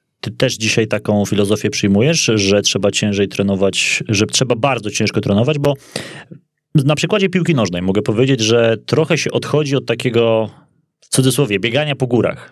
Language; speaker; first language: Polish; native; Polish